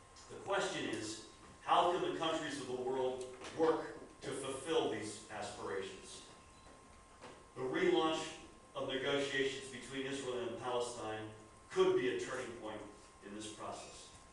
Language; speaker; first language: English; native; English